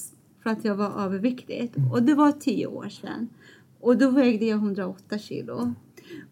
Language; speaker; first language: Swedish; non-native, fluent; Persian